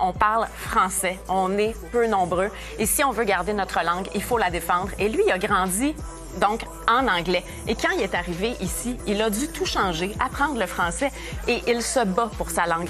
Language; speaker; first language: French; native; French